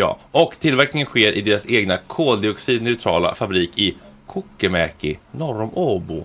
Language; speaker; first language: Swedish; native; Swedish